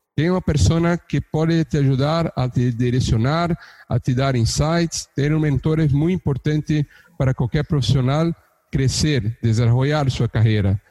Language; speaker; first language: Portuguese; native; Portuguese